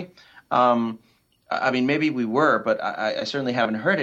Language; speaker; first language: English; early bilingual, other home language; Spanish